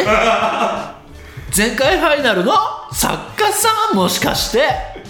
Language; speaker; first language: Japanese; native; Japanese